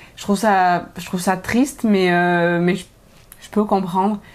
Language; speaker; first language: French; native; French